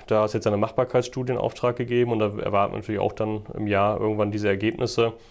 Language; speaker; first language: German; native; German